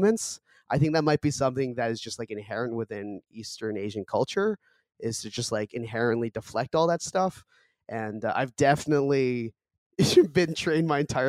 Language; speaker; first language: English; early bilingual, other home language; Korean